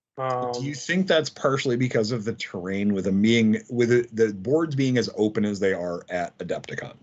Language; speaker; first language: English; native; English